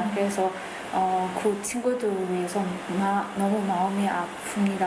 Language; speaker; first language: Korean; non-native, fluent; Burmese